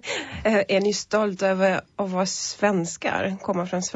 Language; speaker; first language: Swedish; non-native, fluent; Polish